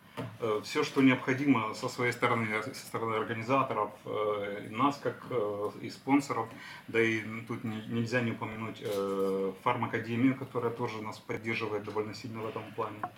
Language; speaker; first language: Russian; native; Russian